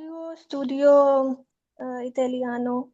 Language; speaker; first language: Italian; non-native, learner; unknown